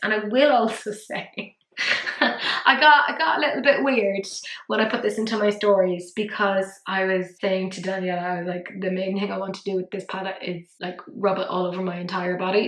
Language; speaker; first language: English; native; English